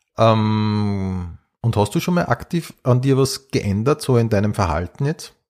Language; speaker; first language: German; native; German